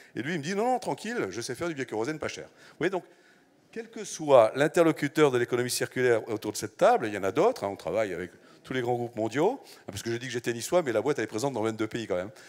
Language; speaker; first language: French; native; French